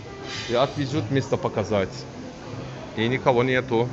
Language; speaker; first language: Russian; non-native, learner; Turkish